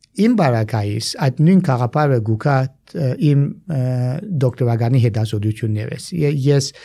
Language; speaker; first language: Armenian; early bilingual, heritage; Armenian